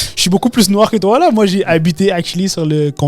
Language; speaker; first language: French; native; French